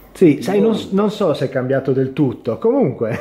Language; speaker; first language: Italian; native; Italian